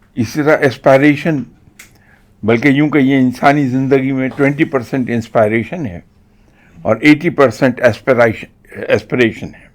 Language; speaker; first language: Urdu; non-native, local second language; Punjabi